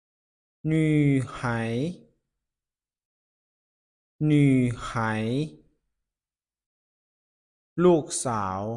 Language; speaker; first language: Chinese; non-native, fluent; Lao